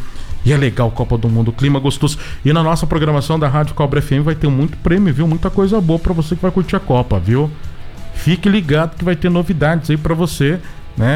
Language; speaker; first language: Portuguese; native; Portuguese